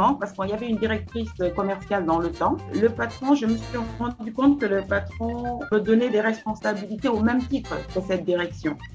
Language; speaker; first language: French; non-native, local second language; Wolof